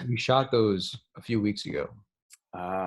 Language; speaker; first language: English; native; English